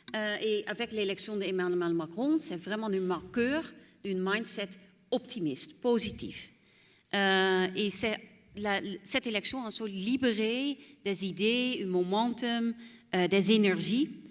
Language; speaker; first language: French; non-native, fluent; Dutch